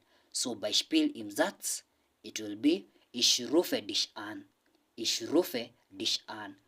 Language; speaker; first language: German; non-native, learner; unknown